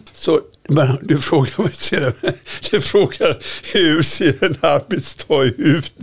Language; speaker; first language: Swedish; native; Swedish